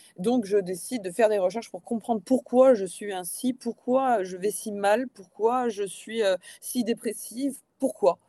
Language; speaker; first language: French; native; French